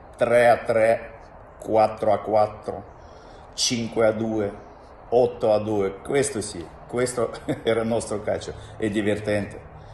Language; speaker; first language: Italian; non-native, fluent; Russian